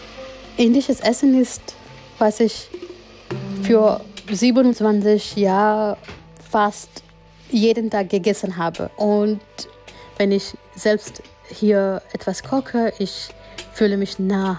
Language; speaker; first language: German; non-native, fluent; Gujarati